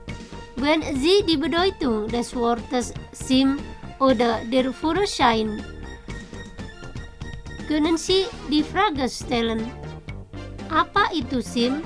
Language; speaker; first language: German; non-native, fluent; Indonesian